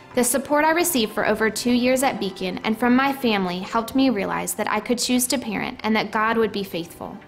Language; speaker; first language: English; native; English